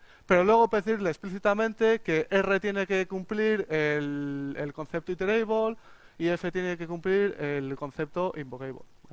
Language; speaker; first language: Spanish; native; Spanish